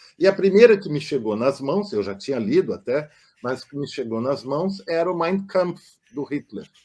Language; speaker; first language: Portuguese; non-native, local second language; German